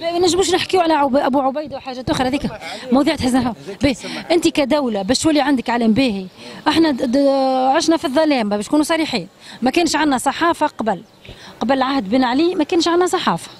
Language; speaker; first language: Arabic; native; Arabic